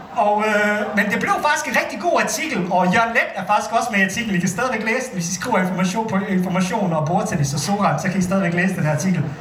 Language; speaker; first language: Danish; early bilingual, other home language; Bosnian